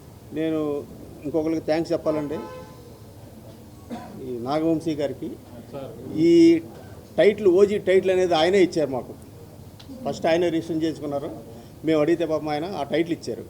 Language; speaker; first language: Telugu; native; Telugu